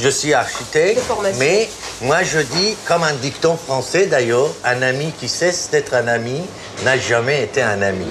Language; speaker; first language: French; non-native, fluent; Persian